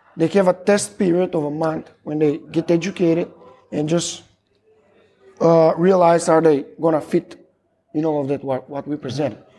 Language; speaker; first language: English; non-native, fluent; Macedonian